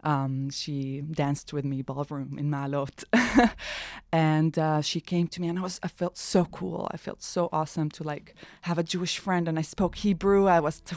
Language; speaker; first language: English; non-native, fluent; Arabic